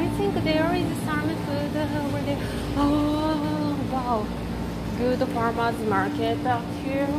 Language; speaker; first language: English; non-native, learner; Japanese